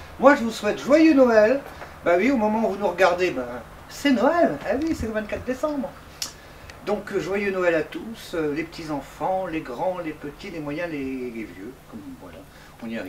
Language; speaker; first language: French; native; French